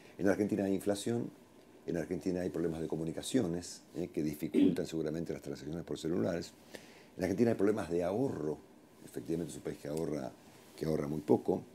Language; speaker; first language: Spanish; native; Spanish